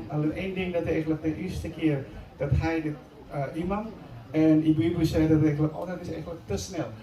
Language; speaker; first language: Dutch; non-native, fluent; Indonesian